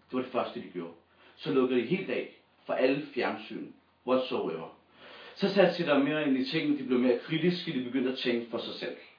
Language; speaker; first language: Danish; native; Danish